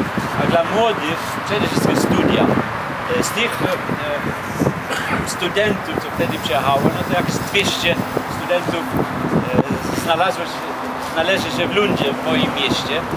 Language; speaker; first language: Polish; non-native, fluent; Swedish